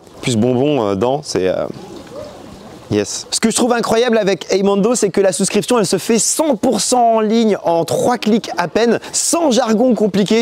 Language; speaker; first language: French; native; French